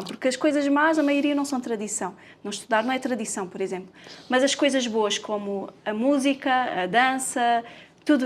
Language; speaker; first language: Portuguese; native; Portuguese